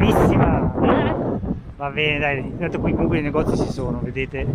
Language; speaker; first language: Italian; native; Italian